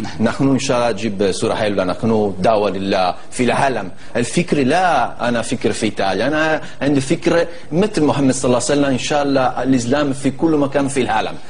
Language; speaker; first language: Arabic; non-native, learner; Italian